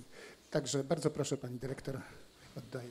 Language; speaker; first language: Polish; native; Polish